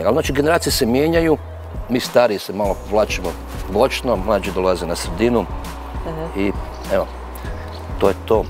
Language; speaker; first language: Croatian; native; Croatian